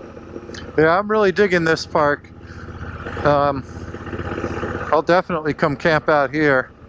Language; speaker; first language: English; native; English